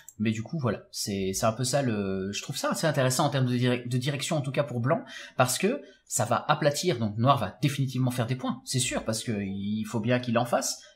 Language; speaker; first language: French; native; French